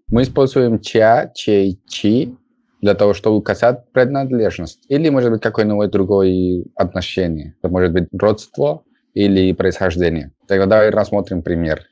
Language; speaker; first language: Russian; non-native, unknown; Spanish